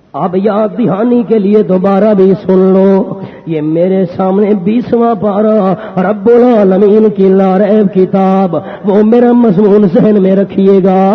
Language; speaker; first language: Urdu; non-native, local second language; Pashto